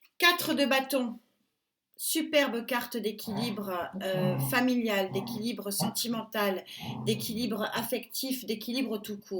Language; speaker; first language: French; native; French